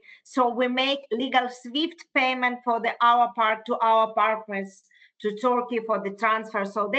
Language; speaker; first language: English; non-native, fluent; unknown